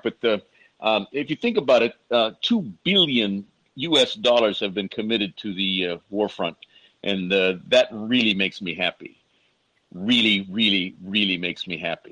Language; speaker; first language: English; native; English